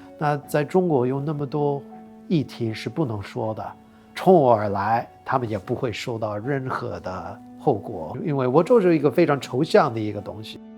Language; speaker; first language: Chinese; non-native, fluent; English